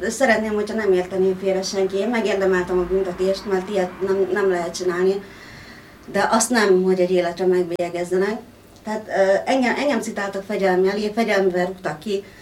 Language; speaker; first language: Hungarian; early bilingual, other home language; Greek